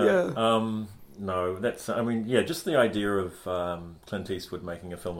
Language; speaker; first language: English; native; English